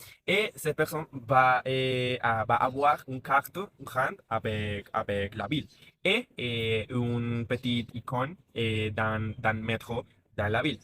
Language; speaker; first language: French; non-native, learner; Spanish